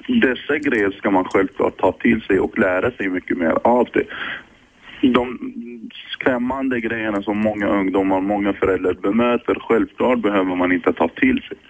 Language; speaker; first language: Swedish; early bilingual, other home language; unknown